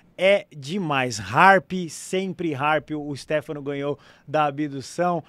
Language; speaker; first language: Portuguese; native; Portuguese